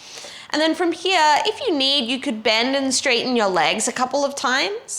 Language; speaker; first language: English; native; English